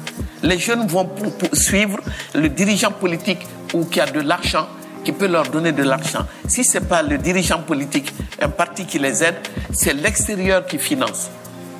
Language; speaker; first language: French; non-native, local second language; Bambara